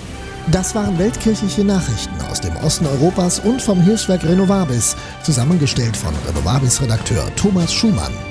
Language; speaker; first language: German; native; German